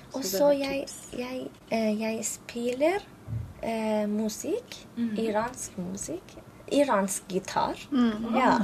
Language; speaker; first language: Norwegian; non-native, fluent; Persian